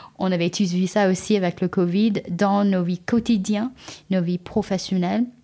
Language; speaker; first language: French; non-native, fluent; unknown